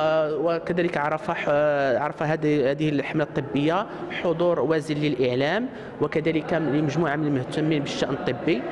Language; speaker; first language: Arabic; native; Arabic